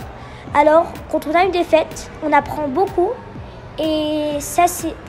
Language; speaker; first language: French; non-native, fluent; Spanish